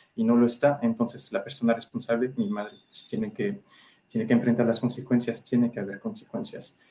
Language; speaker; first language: Spanish; non-native, fluent; French